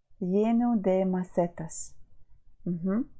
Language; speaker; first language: Spanish; non-native, fluent; Ukrainian